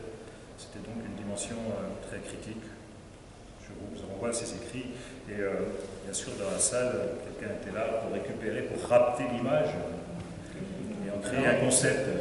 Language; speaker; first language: French; native; French